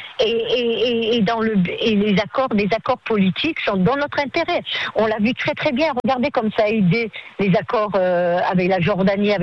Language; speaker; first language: French; native; French